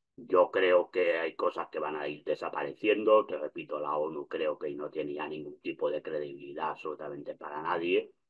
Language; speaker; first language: Spanish; native; Spanish